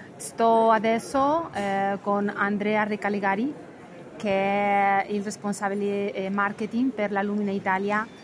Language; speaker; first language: Italian; non-native, fluent; Spanish